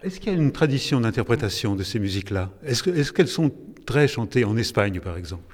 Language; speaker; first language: French; native; French